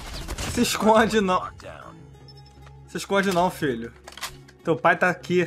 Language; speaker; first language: Portuguese; native; Portuguese